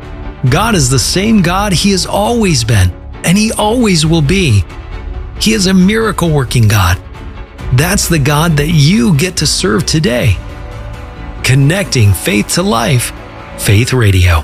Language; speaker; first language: English; native; English